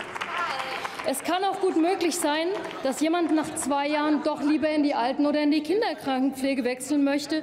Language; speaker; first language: German; native; German